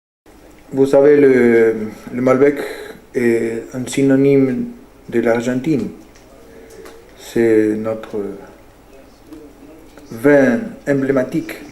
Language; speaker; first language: French; non-native, fluent; Spanish